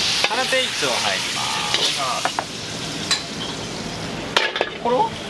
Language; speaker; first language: Japanese; native; Japanese